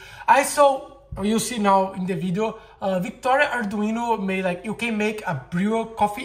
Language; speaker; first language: English; non-native, learner; Portuguese